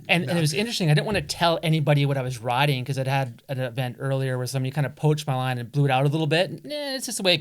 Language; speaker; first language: English; native; English